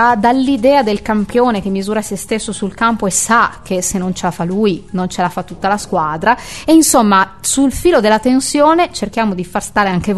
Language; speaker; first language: Italian; native; Italian